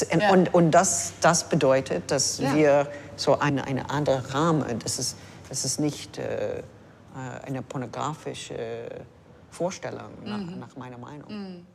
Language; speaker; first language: German; non-native, fluent; English